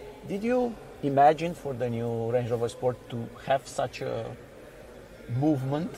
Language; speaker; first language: English; non-native, fluent; Romanian